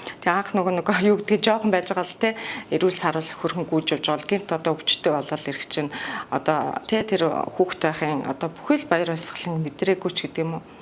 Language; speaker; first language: Mongolian; native; Mongolian